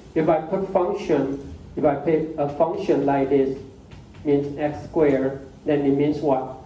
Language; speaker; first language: English; non-native, fluent; Chinese